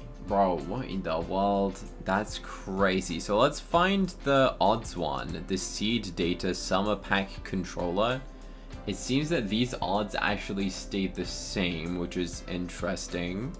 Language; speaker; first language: English; native; English